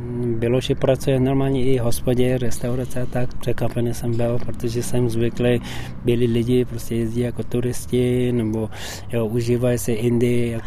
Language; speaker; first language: Czech; non-native, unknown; Tibetan